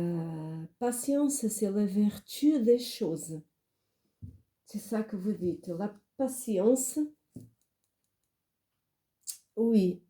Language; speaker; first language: French; non-native, fluent; Portuguese